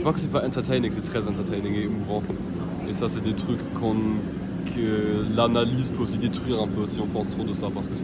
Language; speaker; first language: French; non-native, fluent; German